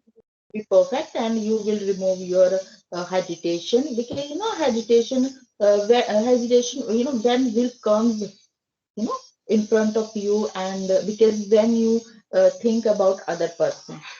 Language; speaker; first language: English; non-native, learner; Hindi